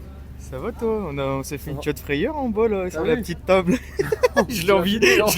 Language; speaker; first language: French; native; French